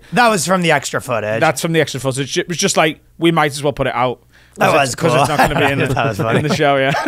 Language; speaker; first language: English; native; English